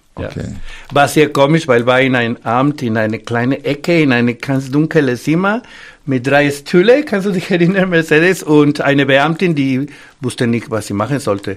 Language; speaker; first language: German; non-native, fluent; Spanish